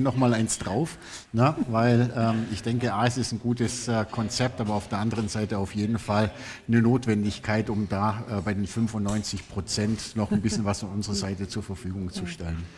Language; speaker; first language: German; native; German